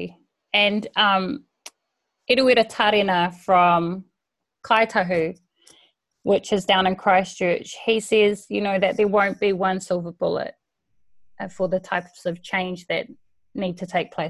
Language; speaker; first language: English; native; English